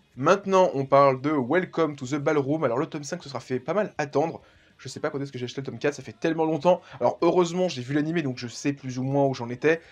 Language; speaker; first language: French; native; French